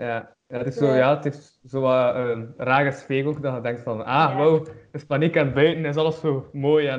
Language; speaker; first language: Dutch; native; Dutch